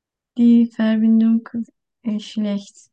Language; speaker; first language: German; non-native, learner; Turkish